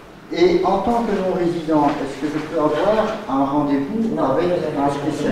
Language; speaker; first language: French; native; French